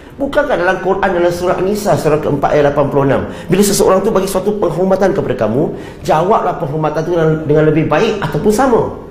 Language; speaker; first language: Malay; non-native, local second language; Chinese